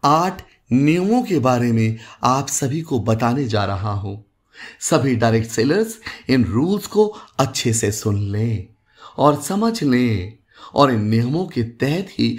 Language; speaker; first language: Hindi; native; Hindi